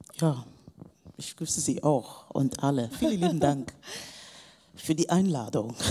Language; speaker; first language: German; non-native, fluent; Portuguese